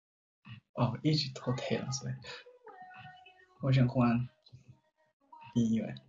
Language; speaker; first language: Chinese; non-native, learner; Japanese